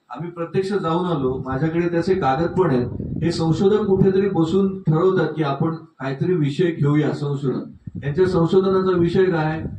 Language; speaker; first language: Marathi; native; Marathi